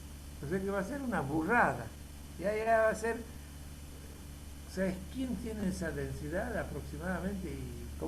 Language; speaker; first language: Spanish; native; Spanish